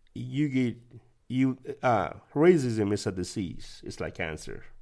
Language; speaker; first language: English; early bilingual, other home language; Spanish